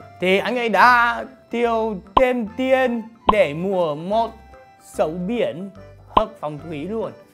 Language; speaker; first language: Vietnamese; non-native, fluent; English